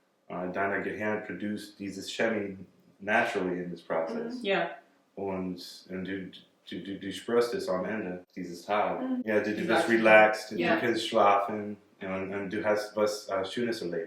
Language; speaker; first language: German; non-native, learner; English